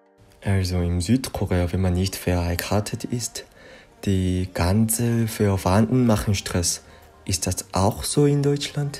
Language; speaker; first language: German; non-native, learner; Korean